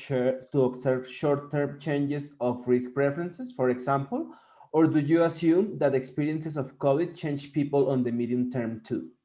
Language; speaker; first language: English; non-native, fluent; Spanish